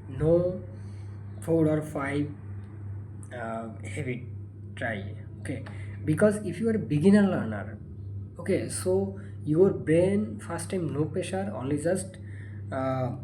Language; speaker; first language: English; non-native, learner; Bangla